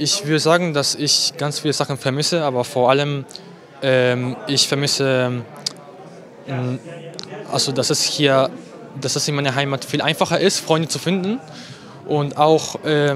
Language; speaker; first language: German; non-native, learner; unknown